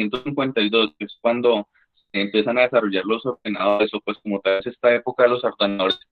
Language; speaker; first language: Spanish; native; Spanish